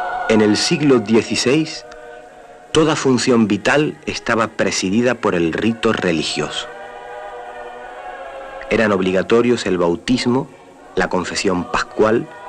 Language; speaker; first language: Spanish; native; Spanish